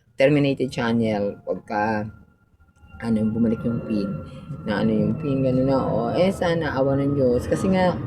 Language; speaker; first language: Filipino; native; Filipino